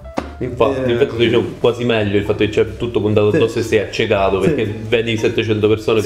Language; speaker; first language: Italian; native; Italian